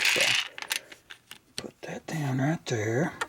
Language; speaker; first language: English; native; English